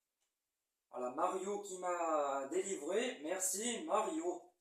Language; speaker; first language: French; native; French